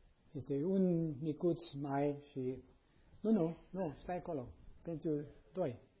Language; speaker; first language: Romanian; non-native, learner; English